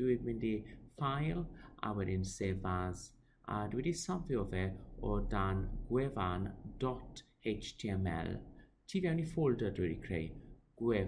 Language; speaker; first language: Welsh; non-native, local second language; English